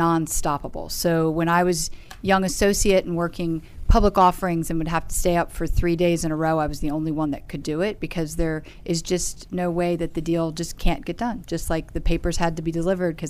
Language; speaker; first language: English; native; English